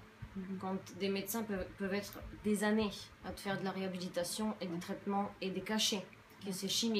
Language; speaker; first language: French; native; French